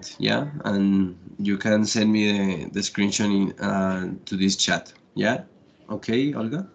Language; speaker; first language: English; non-native, fluent; Spanish